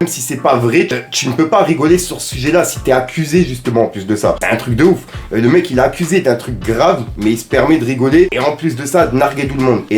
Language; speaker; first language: French; native; French